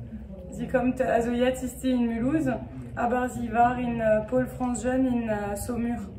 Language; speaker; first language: German; non-native, fluent; French